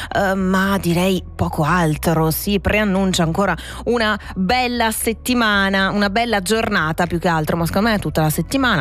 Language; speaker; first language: Italian; native; Italian